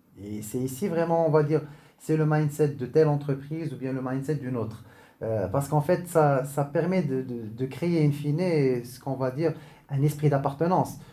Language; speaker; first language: French; non-native, local second language; Arabic